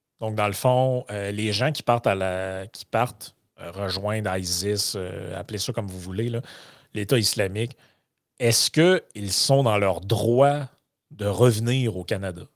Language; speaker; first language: French; native; French